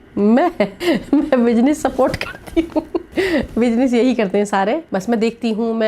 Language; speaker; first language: Hindi; native; Hindi